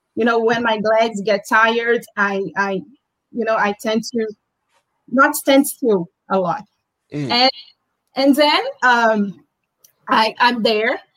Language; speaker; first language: English; non-native, fluent; Portuguese